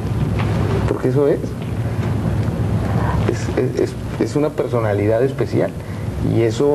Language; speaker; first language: Spanish; native; Spanish